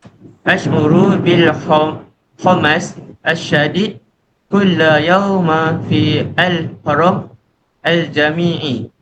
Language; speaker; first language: Arabic; non-native, learner; Malay